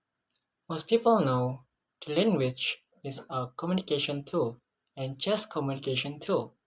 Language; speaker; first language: English; non-native, learner; Indonesian